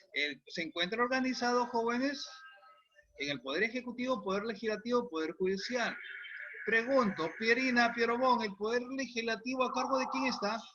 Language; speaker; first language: Spanish; native; Spanish